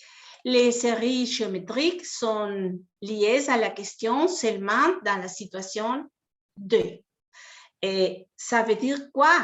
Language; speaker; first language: French; non-native, fluent; Spanish